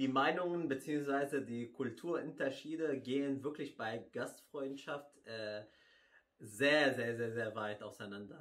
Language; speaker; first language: German; non-native, fluent; Arabic